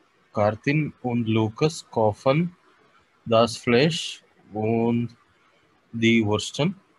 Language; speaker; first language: German; non-native, learner; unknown